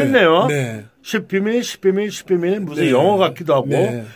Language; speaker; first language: Korean; native; Korean